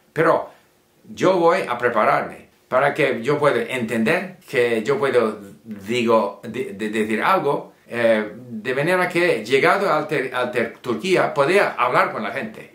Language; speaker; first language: Spanish; non-native, fluent; English